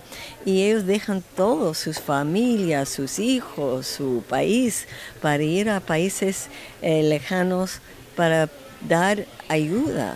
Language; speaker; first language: Spanish; non-native, fluent; English